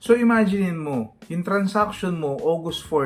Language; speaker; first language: Filipino; native; Filipino